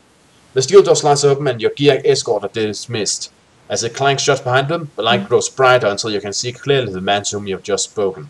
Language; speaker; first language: English; native; English